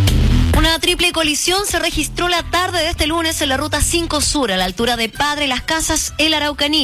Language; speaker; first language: Spanish; native; Spanish